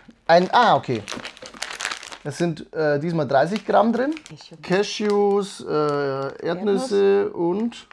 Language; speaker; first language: German; native; German